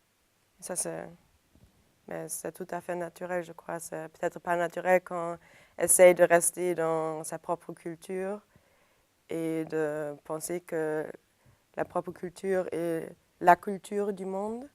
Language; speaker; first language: French; non-native, fluent; German